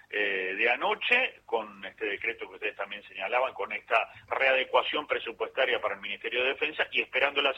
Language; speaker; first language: Spanish; native; Spanish